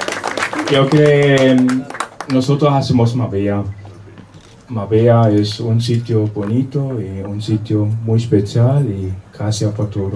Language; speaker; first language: Spanish; non-native, learner; German